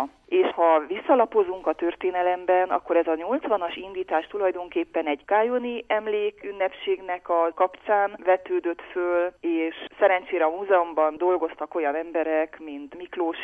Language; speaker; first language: Hungarian; native; Hungarian